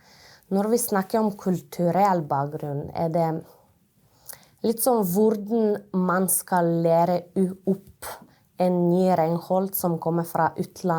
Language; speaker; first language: Norwegian; non-native, fluent; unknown